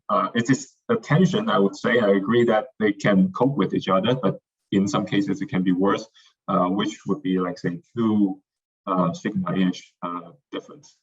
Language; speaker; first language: English; non-native, fluent; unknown